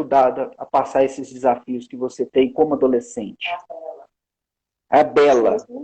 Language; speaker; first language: Portuguese; native; Portuguese